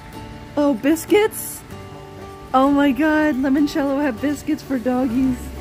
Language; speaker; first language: English; native; English